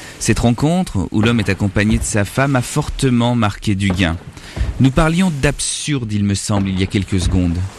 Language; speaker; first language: French; native; French